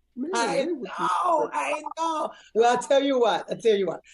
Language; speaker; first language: English; early bilingual, other home language; Haitian Creole